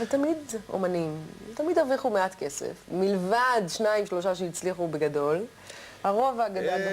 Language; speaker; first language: Hebrew; native; Hebrew